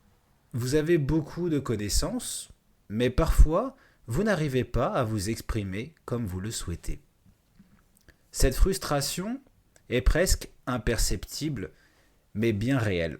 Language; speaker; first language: French; native; French